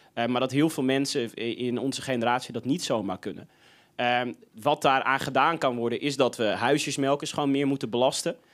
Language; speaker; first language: Dutch; native; Dutch